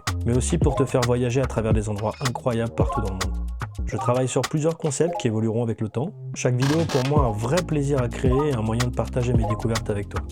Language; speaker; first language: French; native; French